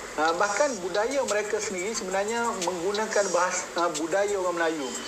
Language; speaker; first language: Malay; native; Malay